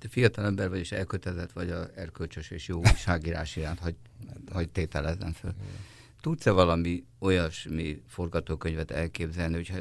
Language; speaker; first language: Hungarian; native; Hungarian